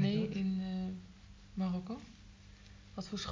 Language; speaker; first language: Dutch; native; Dutch